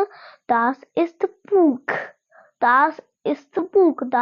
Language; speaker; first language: German; non-native, learner; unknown